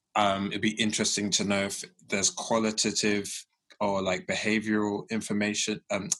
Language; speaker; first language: English; early bilingual, other home language; Yoruba